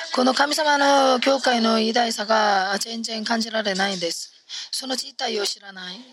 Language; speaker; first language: Japanese; non-native, fluent; Korean